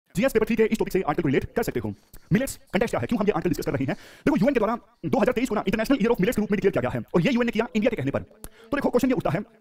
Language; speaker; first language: Hindi; native; Hindi